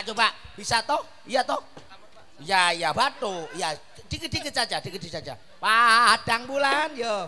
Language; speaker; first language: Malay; non-native, local second language; Javanese